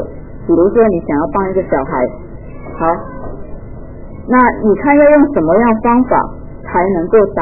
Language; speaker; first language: Chinese; native; Chinese